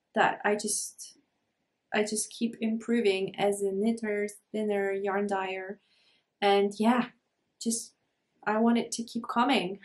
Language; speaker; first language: English; non-native, fluent; Polish